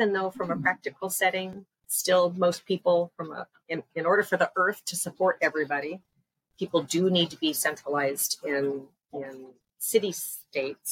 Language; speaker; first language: English; native; English